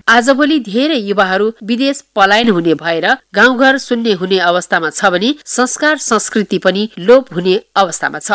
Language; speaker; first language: Nepali; native; Nepali